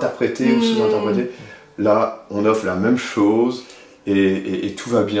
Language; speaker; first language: French; native; French